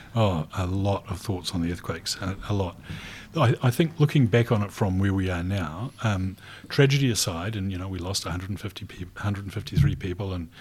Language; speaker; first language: English; native; English